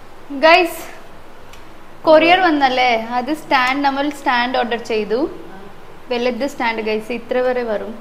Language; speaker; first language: Malayalam; non-native, learner; Tamil